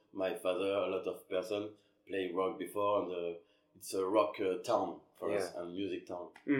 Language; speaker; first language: English; non-native, learner; French